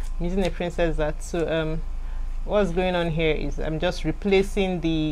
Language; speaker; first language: English; non-native, local second language; Igbo